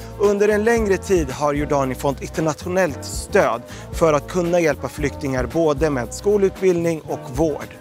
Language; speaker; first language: Swedish; early bilingual, other home language; Arabic